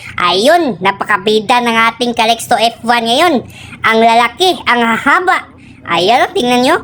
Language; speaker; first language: Filipino; non-native, local second language; Cebuano